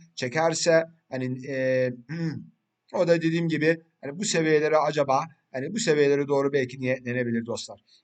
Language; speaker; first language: Turkish; early bilingual, heritage; Turkish